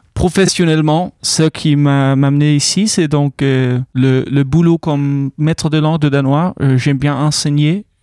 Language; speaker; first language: French; non-native, fluent; Danish